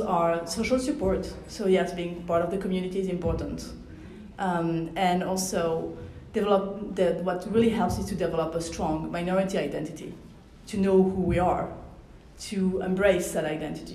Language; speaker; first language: English; non-native, fluent; French